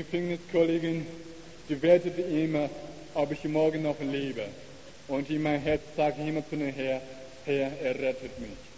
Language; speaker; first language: German; non-native, learner; Chinese